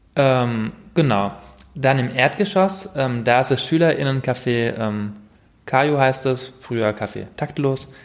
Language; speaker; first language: German; native; German